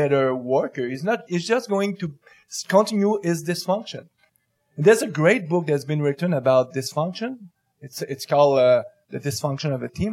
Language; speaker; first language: English; non-native, fluent; French